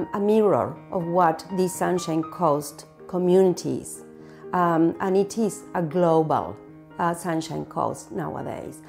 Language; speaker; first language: English; non-native, fluent; Spanish